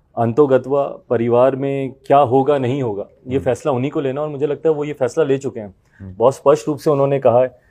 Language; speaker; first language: Hindi; native; Hindi